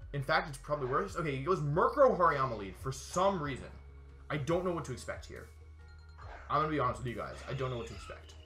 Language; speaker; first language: English; native; English